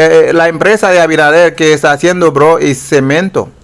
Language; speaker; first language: Spanish; non-native, fluent; Haitian Creole